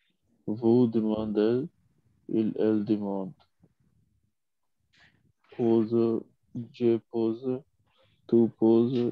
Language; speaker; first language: French; non-native, learner; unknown